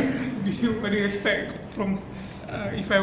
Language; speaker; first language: English; non-native, local second language; Malay